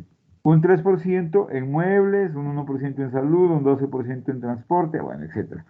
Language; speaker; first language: Spanish; native; Spanish